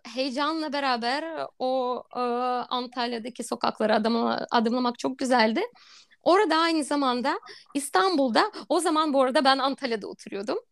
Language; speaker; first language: Turkish; non-native, fluent; Russian